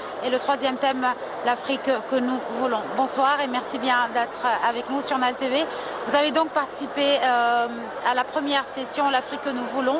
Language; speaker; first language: French; non-native, fluent; Arabic